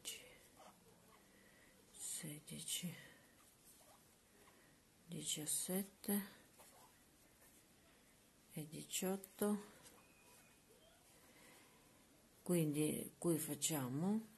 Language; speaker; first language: Italian; non-native, learner; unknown